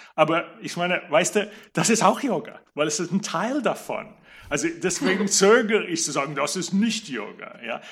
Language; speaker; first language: German; non-native, fluent; English